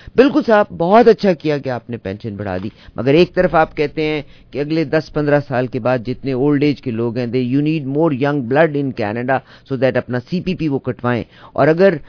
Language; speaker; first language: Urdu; native; Urdu